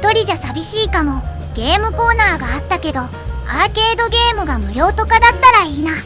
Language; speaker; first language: Japanese; native; Japanese